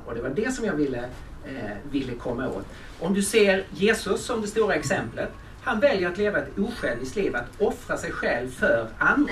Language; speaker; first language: Swedish; native; Swedish